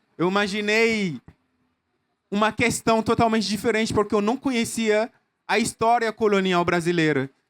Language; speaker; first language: Portuguese; non-native, fluent; Mossi